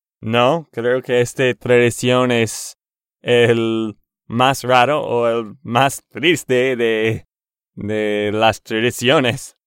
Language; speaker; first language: Spanish; non-native, learner; English